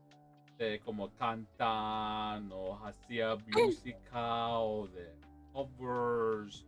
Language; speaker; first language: Spanish; early bilingual, heritage; English